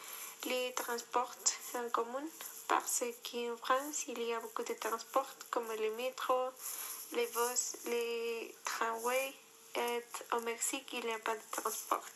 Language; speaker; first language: French; non-native, learner; Spanish